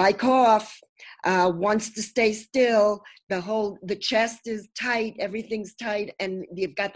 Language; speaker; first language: English; native; English